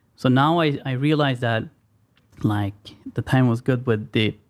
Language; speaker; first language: English; non-native, fluent; Swedish